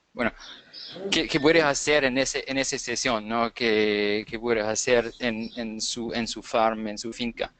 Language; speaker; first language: Spanish; non-native, fluent; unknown